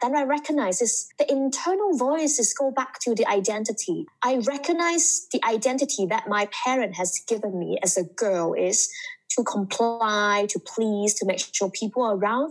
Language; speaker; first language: English; non-native, local second language; Cantonese